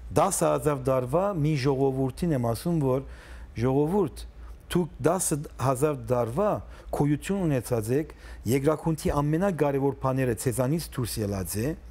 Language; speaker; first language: Armenian; early bilingual, heritage; Armenian